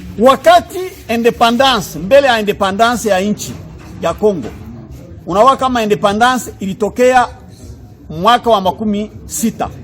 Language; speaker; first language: Swahili; non-native, local second language; Kinyarwanda